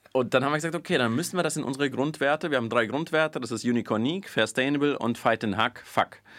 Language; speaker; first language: German; early bilingual, other home language; Russian